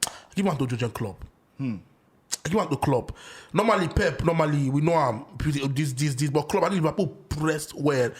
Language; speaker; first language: Nigerian Pidgin; native; Nigerian Pidgin